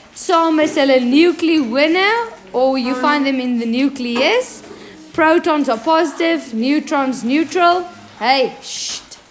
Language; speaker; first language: English; non-native, local second language; Afrikaans